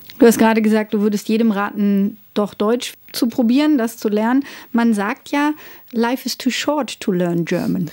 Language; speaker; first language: German; native; German